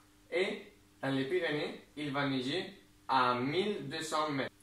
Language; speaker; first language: French; non-native, learner; Spanish